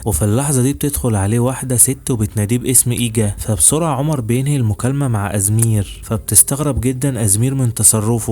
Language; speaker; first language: Arabic; native; Arabic